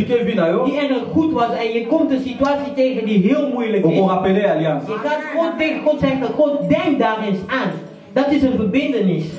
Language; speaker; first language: Dutch; early bilingual, other home language; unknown